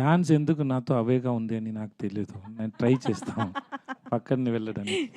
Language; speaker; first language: Telugu; non-native, learner; Tamil